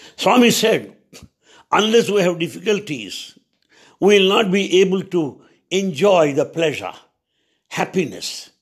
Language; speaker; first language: English; non-native, local second language; Telugu